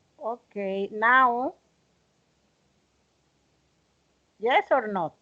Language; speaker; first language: English; non-native, learner; Spanish